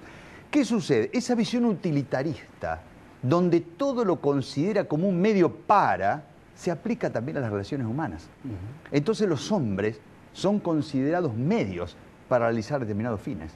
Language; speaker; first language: Spanish; native; Spanish